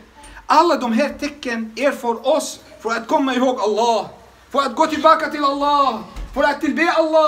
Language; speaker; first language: Swedish; non-native, fluent; Arabic